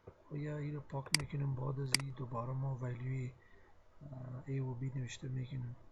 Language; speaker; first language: Persian; non-native, local second language; Pashto